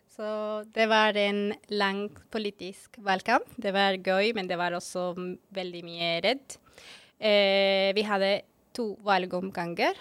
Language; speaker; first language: Norwegian; non-native, fluent; Spanish